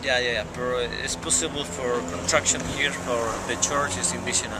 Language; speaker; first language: English; non-native, learner; Spanish